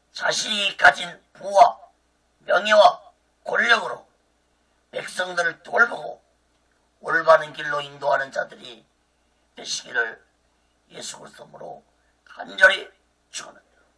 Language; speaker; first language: Korean; native; Korean